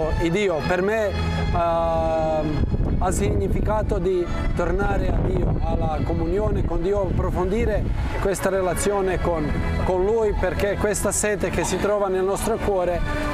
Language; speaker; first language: Italian; non-native, fluent; Croatian